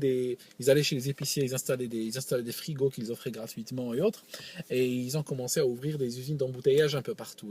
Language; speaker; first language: French; non-native, local second language; Arabic